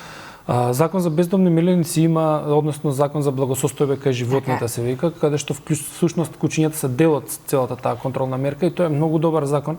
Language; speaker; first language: Macedonian; native; Macedonian